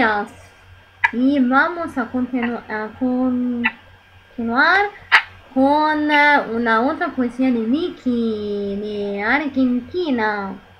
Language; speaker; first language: Spanish; non-native, learner; Italian